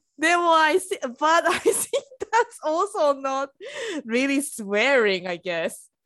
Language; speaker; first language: English; non-native, fluent; Japanese